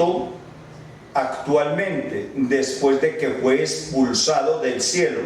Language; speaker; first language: Spanish; native; Spanish